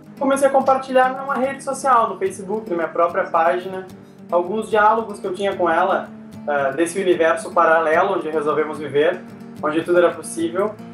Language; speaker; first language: Portuguese; native; Portuguese